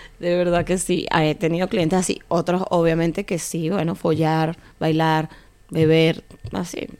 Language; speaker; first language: Spanish; native; Spanish